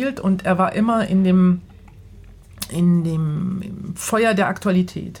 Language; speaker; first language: German; native; German